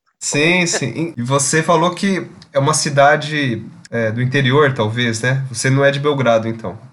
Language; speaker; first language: Portuguese; native; Portuguese